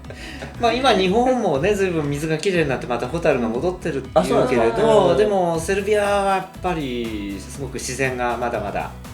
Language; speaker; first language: Japanese; native; Japanese